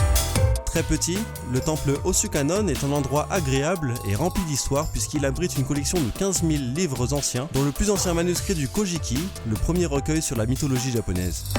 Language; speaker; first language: French; native; French